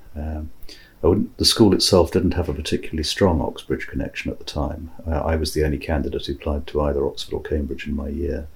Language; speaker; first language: English; native; English